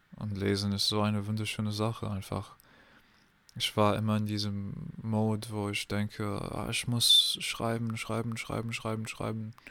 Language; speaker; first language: German; non-native, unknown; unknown